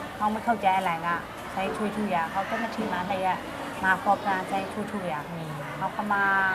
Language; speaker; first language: Thai; non-native, learner; Khmer